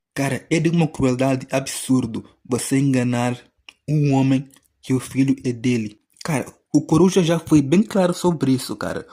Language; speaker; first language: Portuguese; native; Portuguese